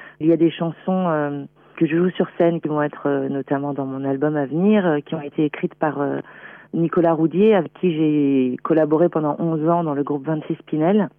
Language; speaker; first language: French; native; French